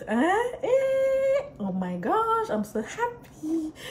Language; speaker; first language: English; non-native, learner; Wolof